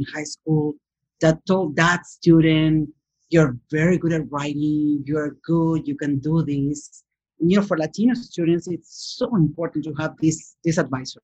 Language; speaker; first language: English; non-native, fluent; Spanish